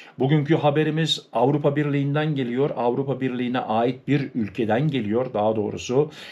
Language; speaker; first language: Turkish; early bilingual, heritage; Turkish